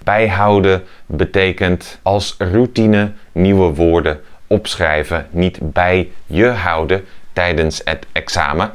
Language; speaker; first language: Dutch; native; Dutch